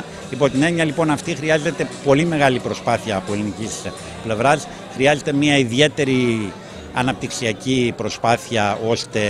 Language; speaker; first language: Greek; native; Greek